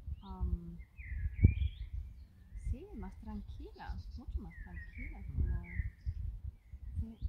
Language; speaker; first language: Spanish; non-native, learner; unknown